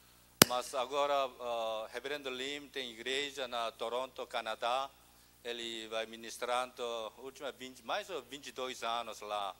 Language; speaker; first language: Portuguese; non-native, learner; Korean